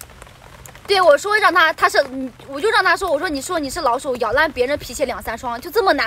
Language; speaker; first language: Chinese; native; Chinese